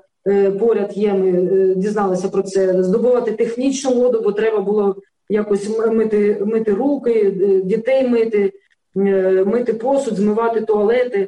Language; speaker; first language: Ukrainian; native; Ukrainian